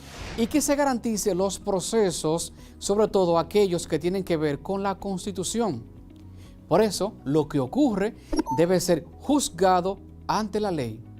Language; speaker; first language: Spanish; native; Spanish